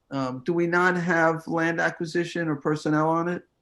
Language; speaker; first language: English; native; English